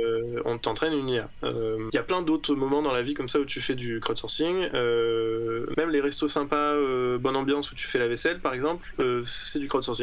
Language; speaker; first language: French; native; French